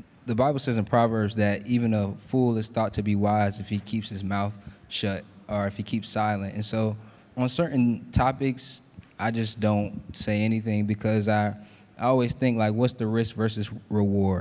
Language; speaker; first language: English; native; English